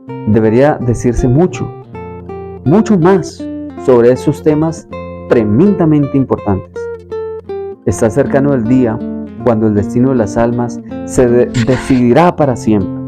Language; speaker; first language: Spanish; native; Spanish